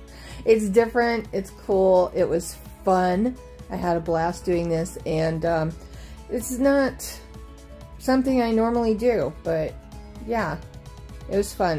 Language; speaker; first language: English; native; English